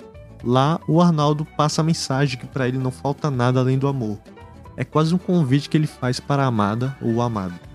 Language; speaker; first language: Portuguese; native; Portuguese